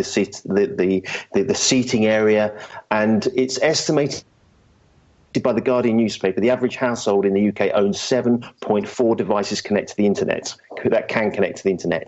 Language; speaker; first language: English; native; English